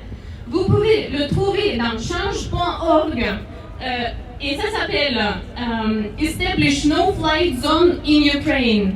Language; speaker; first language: French; non-native, fluent; Russian